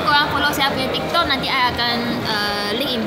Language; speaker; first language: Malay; non-native, local second language; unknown